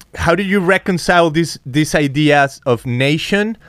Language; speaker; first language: English; non-native, fluent; Spanish